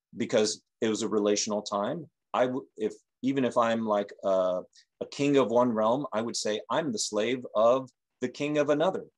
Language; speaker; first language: English; native; English